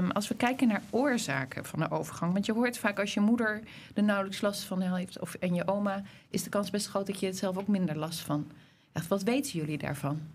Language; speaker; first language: Dutch; native; Dutch